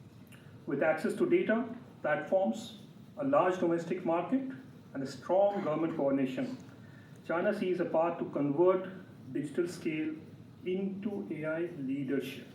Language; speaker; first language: English; non-native, local second language; Bangla